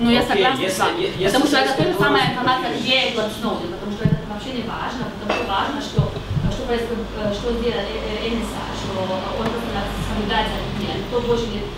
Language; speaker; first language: Russian; non-native, fluent; Slovenian